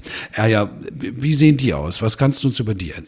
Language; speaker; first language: German; native; German